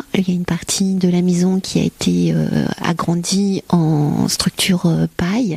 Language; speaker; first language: French; native; French